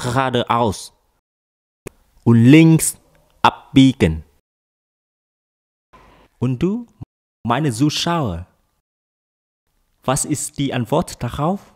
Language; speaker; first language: German; non-native, learner; Vietnamese